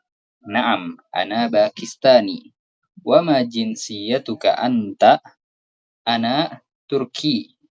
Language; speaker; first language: Arabic; non-native, fluent; Indonesian